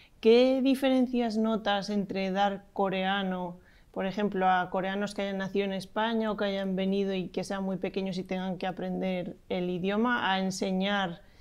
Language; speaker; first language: Spanish; native; Spanish